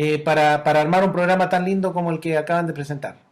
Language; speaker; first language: Spanish; native; Spanish